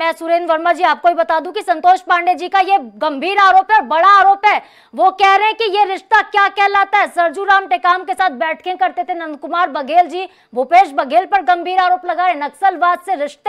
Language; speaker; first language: Hindi; native; Hindi